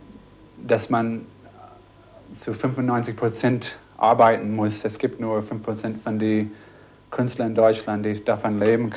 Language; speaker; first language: German; non-native, fluent; English